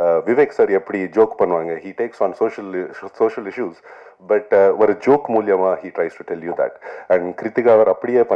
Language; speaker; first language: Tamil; non-native, local second language; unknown